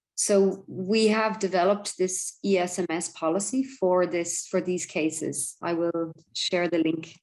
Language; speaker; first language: English; non-native, fluent; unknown